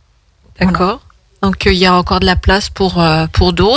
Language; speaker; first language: French; native; French